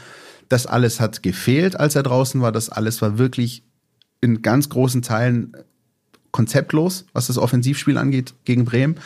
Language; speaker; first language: German; native; German